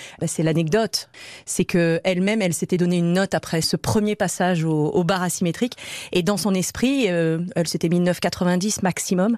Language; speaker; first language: French; native; French